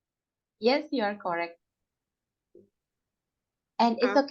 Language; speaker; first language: English; non-native, fluent; Indonesian